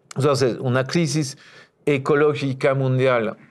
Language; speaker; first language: Spanish; non-native, fluent; French